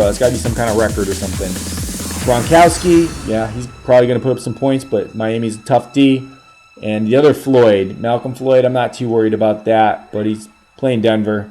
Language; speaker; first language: English; native; English